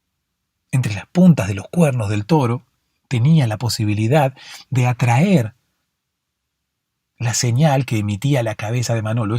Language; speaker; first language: Spanish; native; Spanish